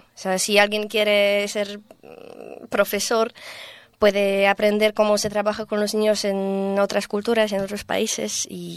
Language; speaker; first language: Spanish; non-native, fluent; Polish